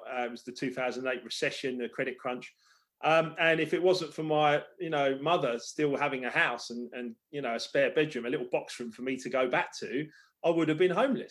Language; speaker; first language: English; native; English